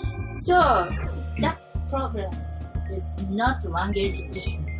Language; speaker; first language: English; non-native, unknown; Japanese